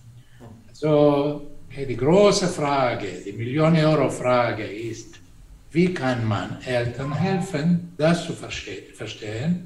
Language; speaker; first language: German; non-native, fluent; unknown